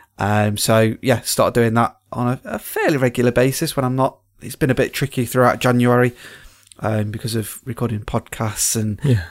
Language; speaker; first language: English; native; English